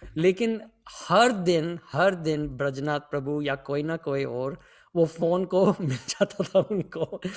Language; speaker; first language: Hindi; early bilingual, heritage; Hindi